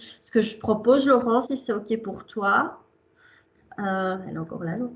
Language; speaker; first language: French; native; French